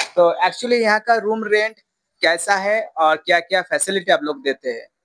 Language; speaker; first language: Hindi; non-native, local second language; Bangla